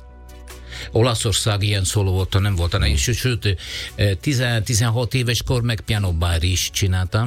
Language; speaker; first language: Hungarian; non-native, learner; Italian